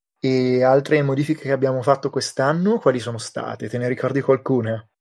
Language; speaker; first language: Italian; native; Italian